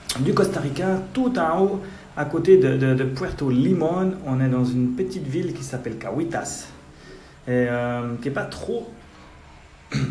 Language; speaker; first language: French; native; French